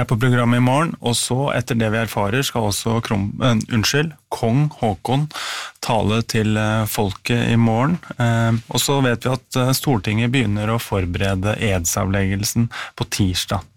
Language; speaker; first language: Norwegian; native; Norwegian